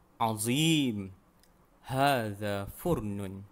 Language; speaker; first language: Arabic; non-native, fluent; Malay